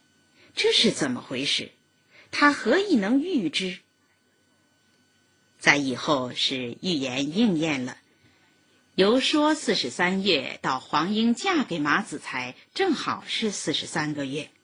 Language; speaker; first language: Chinese; native; Chinese